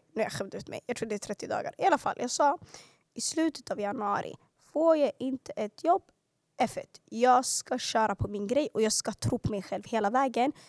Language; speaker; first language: Swedish; early bilingual, other home language; Arabic